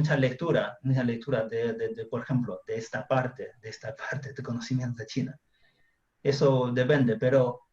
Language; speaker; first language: Spanish; non-native, fluent; Chinese